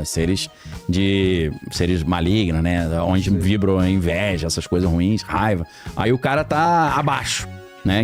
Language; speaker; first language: Portuguese; native; Portuguese